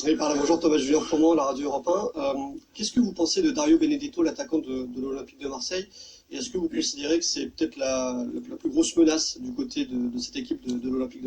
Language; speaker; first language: French; native; French